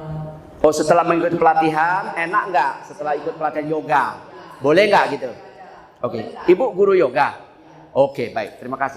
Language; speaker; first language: Indonesian; native; Indonesian